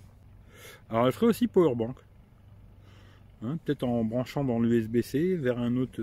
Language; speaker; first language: French; native; French